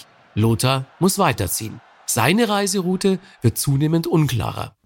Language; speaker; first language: German; native; German